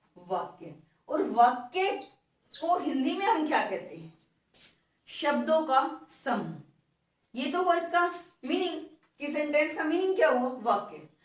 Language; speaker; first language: Hindi; native; Hindi